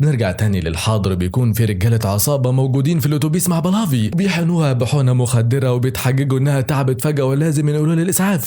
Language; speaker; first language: Arabic; native; Arabic